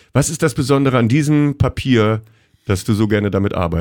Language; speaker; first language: German; native; German